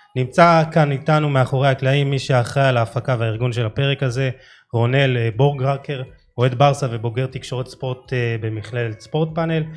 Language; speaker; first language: Hebrew; native; Hebrew